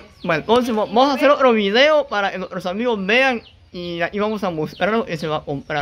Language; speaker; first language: Spanish; native; Spanish